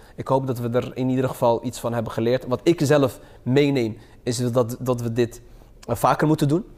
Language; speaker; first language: Dutch; early bilingual, other home language; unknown